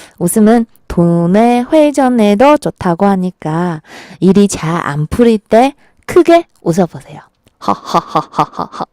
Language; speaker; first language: Korean; non-native, fluent; Chinese